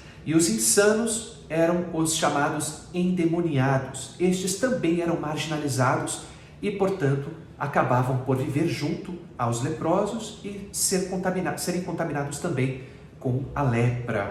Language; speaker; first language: Portuguese; native; Portuguese